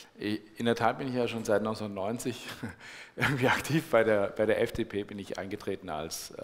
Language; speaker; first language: German; native; German